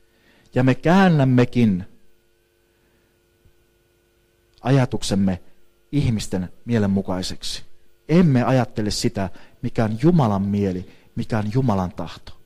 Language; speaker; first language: Finnish; native; Finnish